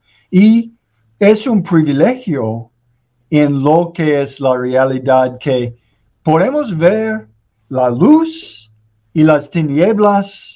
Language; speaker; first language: Spanish; non-native, learner; English